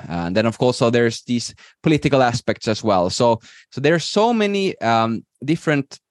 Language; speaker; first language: English; non-native, fluent; Norwegian